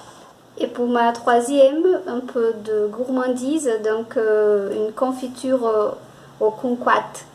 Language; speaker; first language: French; non-native, fluent; Portuguese